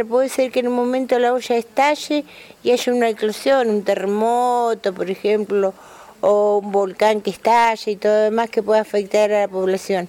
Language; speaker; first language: Spanish; native; Spanish